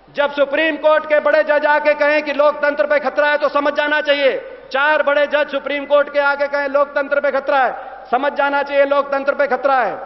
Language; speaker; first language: Hindi; native; Hindi